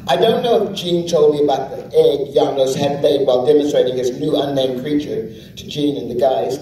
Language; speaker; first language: English; native; English